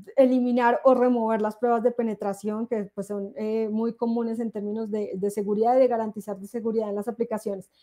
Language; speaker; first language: Spanish; native; Spanish